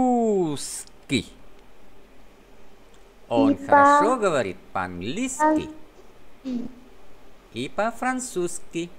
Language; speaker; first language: Russian; non-native, fluent; Vietnamese